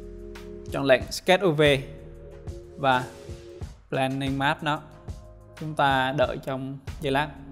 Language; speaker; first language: Vietnamese; native; Vietnamese